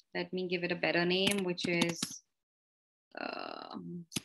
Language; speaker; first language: English; non-native, local second language; Hindi